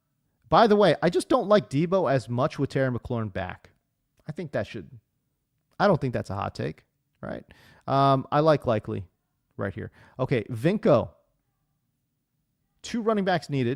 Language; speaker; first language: English; native; English